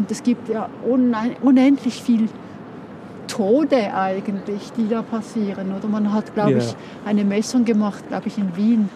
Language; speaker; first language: German; native; German